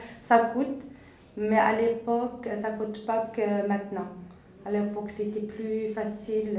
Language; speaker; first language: French; non-native, fluent; Arabic